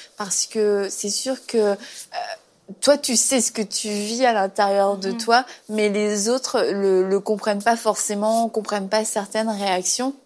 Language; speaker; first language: French; native; French